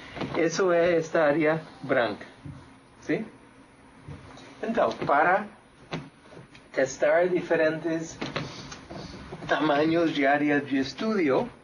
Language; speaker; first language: Spanish; non-native, fluent; English